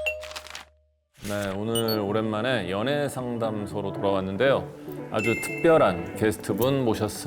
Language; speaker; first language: Korean; native; Korean